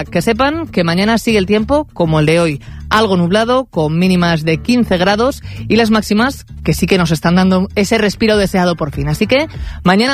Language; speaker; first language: Spanish; native; Spanish